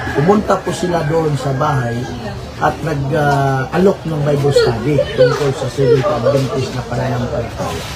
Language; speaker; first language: Filipino; non-native, local second language; Cebuano